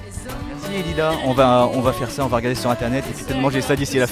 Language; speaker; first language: French; native; French